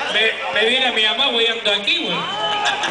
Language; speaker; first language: Spanish; native; Spanish